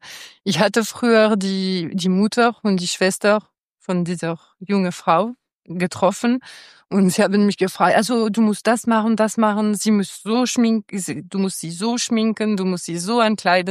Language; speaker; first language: German; non-native, local second language; French